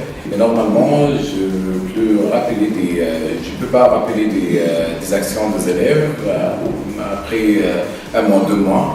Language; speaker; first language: French; non-native, fluent; Arabic